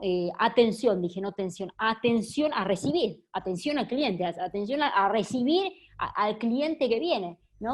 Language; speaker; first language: Spanish; native; Spanish